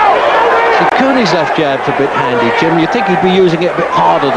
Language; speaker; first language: English; native; English